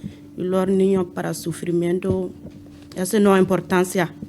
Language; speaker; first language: Spanish; non-native, learner; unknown